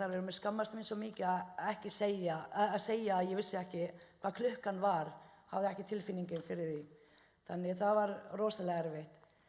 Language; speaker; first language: Icelandic; non-native, fluent; Arabic